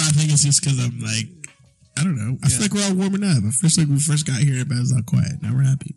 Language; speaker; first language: English; native; English